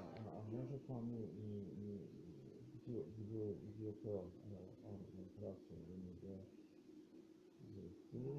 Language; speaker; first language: Polish; non-native, learner; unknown